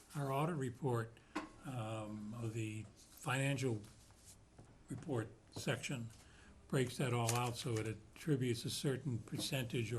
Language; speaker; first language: English; native; English